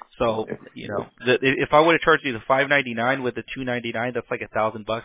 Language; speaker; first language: English; early bilingual, other home language; Spanish